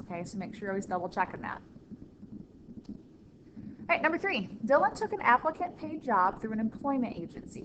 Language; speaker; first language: English; native; English